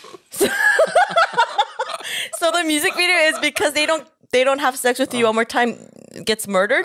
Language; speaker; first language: English; early bilingual, other home language; Korean